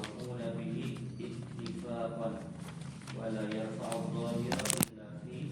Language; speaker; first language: Arabic; non-native, learner; Indonesian